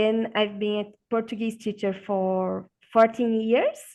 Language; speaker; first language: English; non-native, learner; Portuguese